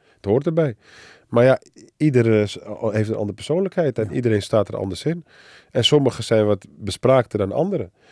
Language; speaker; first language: Dutch; early bilingual, other home language; Arabic